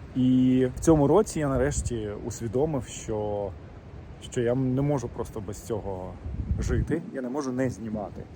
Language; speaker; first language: Ukrainian; non-native, local second language; Russian